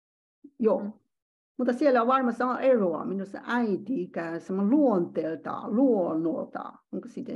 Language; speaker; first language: Finnish; non-native, learner; Chinese